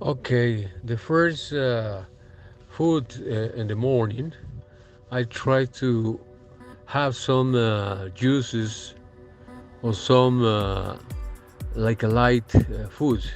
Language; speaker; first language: English; non-native, learner; Spanish